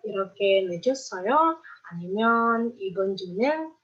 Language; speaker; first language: Korean; non-native, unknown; Indonesian